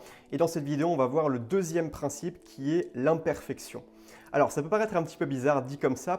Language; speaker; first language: French; native; French